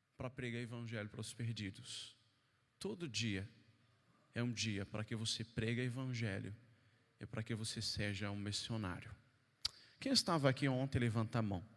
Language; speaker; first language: Portuguese; non-native, fluent; Arabic